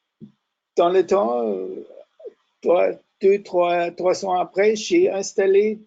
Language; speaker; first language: French; non-native, fluent; German